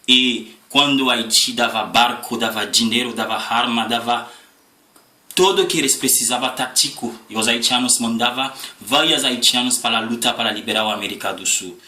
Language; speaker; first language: Portuguese; non-native, learner; Haitian Creole